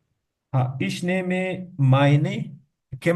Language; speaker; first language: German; non-native, learner; Urdu